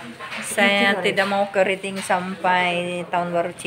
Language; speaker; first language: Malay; non-native, fluent; Filipino